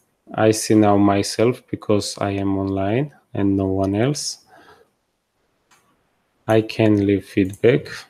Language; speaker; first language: English; non-native, fluent; Georgian